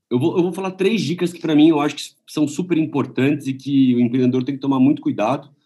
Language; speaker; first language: Portuguese; native; Portuguese